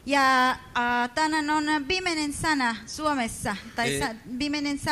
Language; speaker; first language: Finnish; non-native, fluent; Spanish